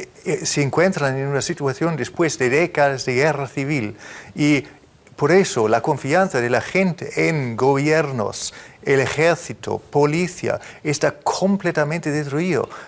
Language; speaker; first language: Spanish; non-native, fluent; German